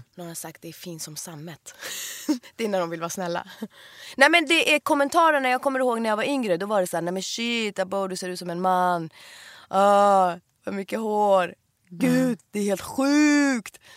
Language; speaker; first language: Swedish; early bilingual, other home language; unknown